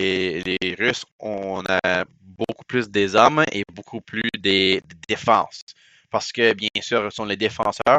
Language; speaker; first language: French; non-native, local second language; English